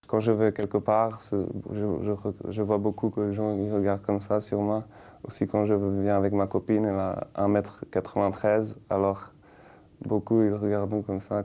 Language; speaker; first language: French; non-native, learner; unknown